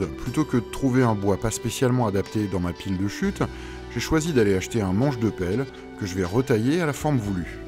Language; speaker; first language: French; native; French